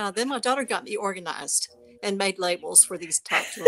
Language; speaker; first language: English; native; English